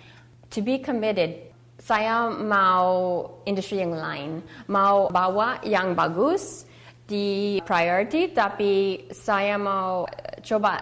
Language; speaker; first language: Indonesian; early bilingual, heritage; English